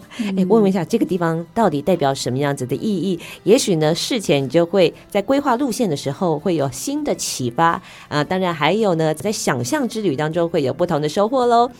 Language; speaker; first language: Chinese; native; Chinese